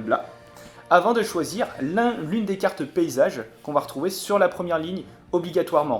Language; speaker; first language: French; native; French